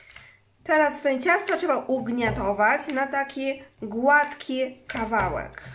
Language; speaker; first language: Polish; non-native, learner; Chinese